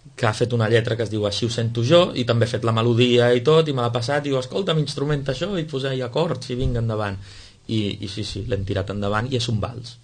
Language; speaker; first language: Catalan; native; Catalan